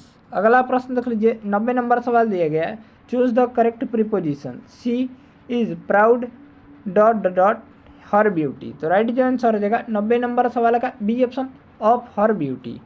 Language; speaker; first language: Hindi; native; Hindi